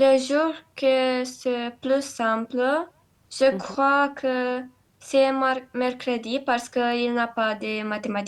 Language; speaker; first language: French; non-native, learner; Romanian